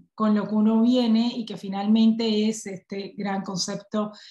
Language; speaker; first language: Spanish; native; Spanish